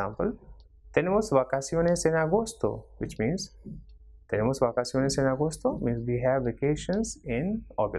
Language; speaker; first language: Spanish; non-native, fluent; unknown